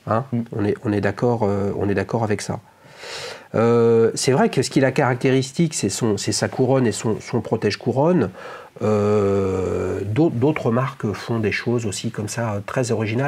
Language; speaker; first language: French; native; French